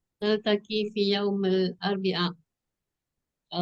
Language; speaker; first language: Arabic; non-native, learner; Malay